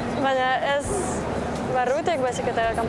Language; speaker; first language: Basque; non-native, learner; Russian